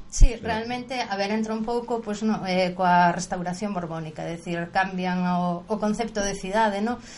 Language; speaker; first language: Galician; native; Galician